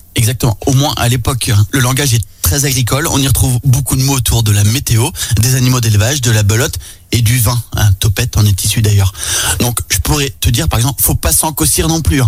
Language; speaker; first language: French; native; French